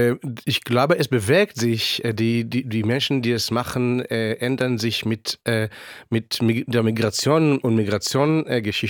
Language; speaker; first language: German; non-native, fluent; Hebrew